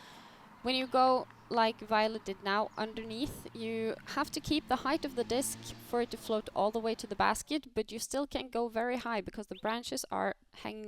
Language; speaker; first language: English; non-native, fluent; Norwegian